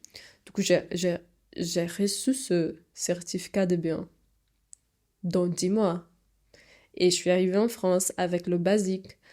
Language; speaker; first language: French; non-native, fluent; Portuguese